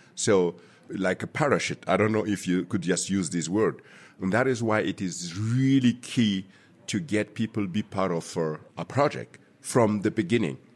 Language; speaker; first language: English; non-native, fluent; Mossi